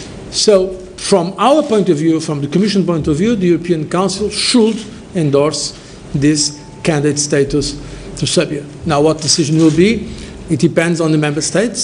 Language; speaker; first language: English; non-native, fluent; Portuguese